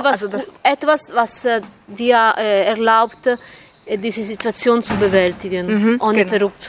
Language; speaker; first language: German; non-native, fluent; Italian